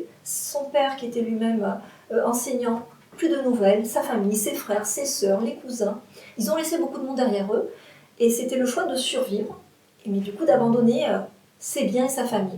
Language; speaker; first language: French; native; French